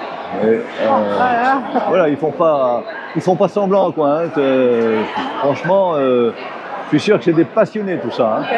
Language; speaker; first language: French; native; French